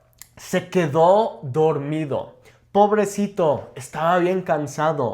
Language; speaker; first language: Spanish; non-native, fluent; English